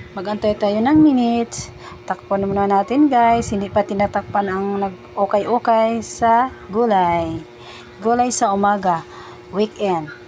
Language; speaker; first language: Filipino; non-native, local second language; Cebuano